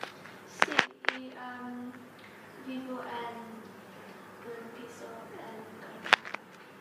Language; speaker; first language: Spanish; non-native, learner; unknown